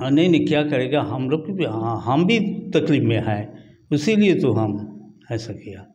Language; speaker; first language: Hindi; non-native, local second language; Bangla